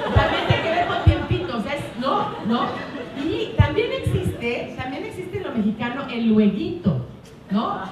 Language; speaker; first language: Spanish; native; Spanish